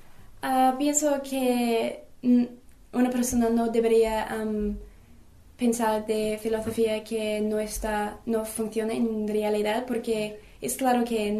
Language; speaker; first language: Spanish; non-native, learner; English